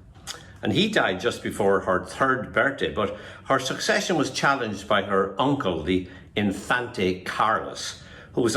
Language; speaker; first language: English; native; English